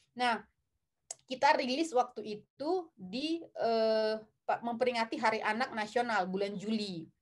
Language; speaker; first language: Indonesian; non-native, local second language; Batak Toba